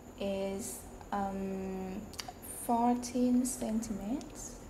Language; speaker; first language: English; non-native, learner; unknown